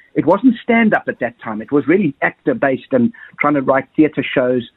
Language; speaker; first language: English; native; English